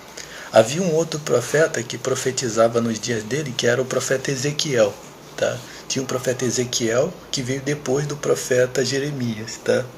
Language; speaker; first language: Portuguese; native; Portuguese